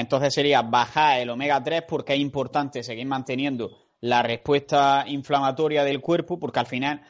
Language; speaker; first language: Spanish; native; Spanish